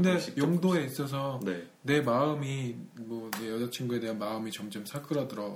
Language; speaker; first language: Korean; native; Korean